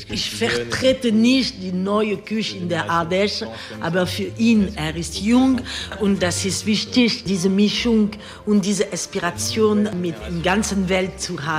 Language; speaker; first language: German; non-native, learner; French